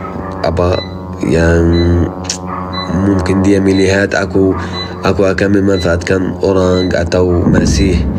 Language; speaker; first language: Indonesian; non-native, fluent; Arabic